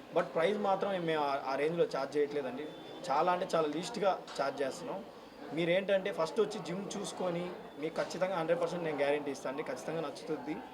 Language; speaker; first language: Telugu; native; Telugu